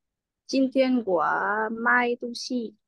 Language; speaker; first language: Chinese; non-native, learner; Vietnamese